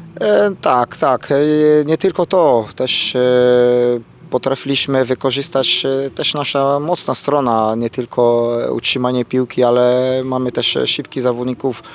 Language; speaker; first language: Polish; non-native, fluent; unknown